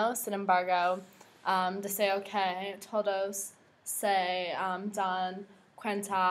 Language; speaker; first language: Spanish; non-native, learner; English